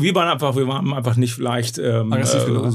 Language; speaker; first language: German; native; German